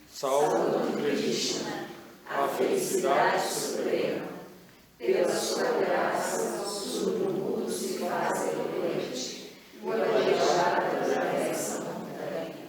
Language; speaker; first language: Portuguese; non-native, learner; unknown